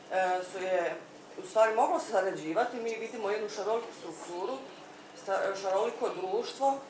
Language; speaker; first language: Bosnian; native; Bosnian